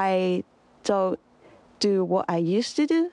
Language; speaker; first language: English; non-native, local second language; Cantonese